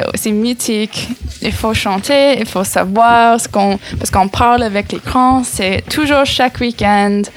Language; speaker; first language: French; non-native, fluent; English